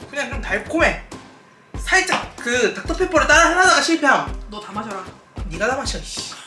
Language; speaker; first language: Korean; native; Korean